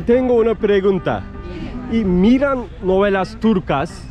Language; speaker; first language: Spanish; non-native, learner; Turkish